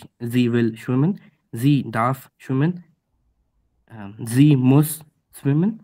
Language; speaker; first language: German; non-native, learner; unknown